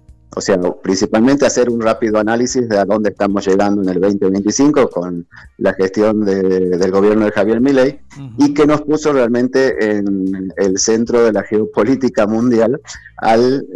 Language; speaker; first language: Spanish; native; Spanish